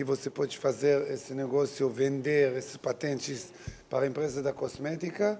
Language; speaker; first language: Portuguese; non-native, learner; Hebrew